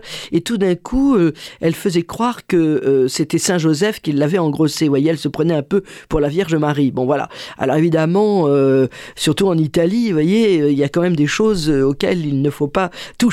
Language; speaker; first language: French; native; French